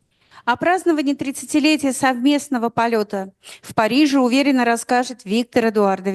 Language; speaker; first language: Russian; native; Russian